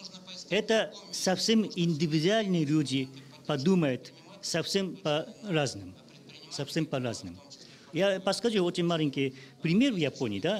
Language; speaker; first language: Russian; non-native, learner; Japanese